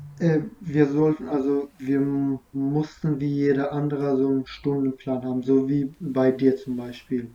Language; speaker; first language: German; non-native, fluent; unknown